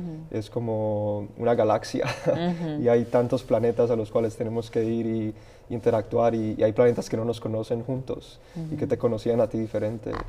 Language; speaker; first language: Spanish; early bilingual, heritage; Spanish